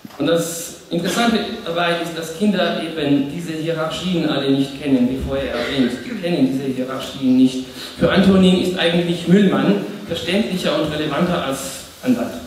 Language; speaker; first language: German; non-native, fluent; French